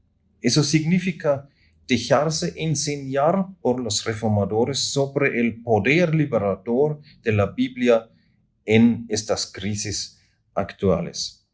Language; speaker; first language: Spanish; non-native, fluent; German